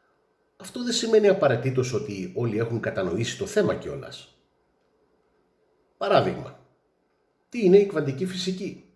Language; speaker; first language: Greek; native; Greek